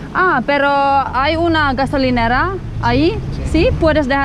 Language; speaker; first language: Spanish; non-native, learner; English